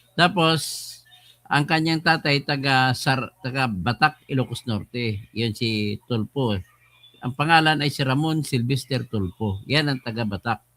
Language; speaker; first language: Filipino; non-native, local second language; Cebuano